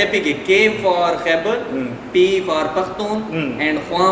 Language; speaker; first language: English; non-native, fluent; Urdu